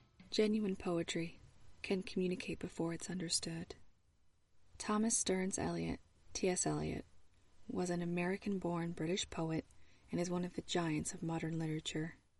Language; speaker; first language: English; native; English